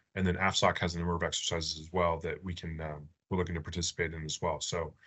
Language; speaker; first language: English; native; English